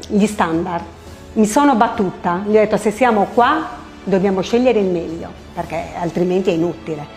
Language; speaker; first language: Italian; native; Italian